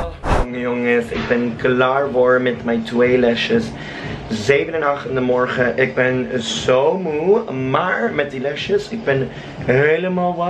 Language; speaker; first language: Dutch; non-native, learner; English